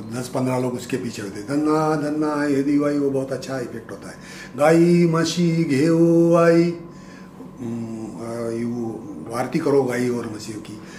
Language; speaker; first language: Hindi; non-native, local second language; Marathi